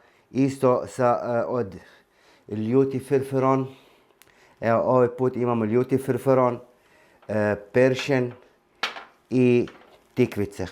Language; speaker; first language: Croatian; non-native, fluent; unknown